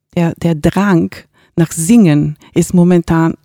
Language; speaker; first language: German; non-native, fluent; Bulgarian